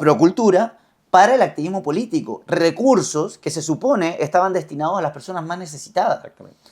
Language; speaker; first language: Spanish; native; Spanish